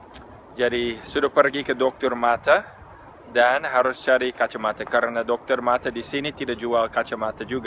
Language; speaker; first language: Indonesian; non-native, fluent; English